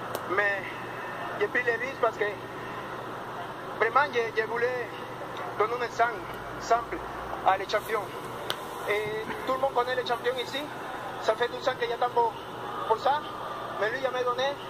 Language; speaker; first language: French; non-native, fluent; Spanish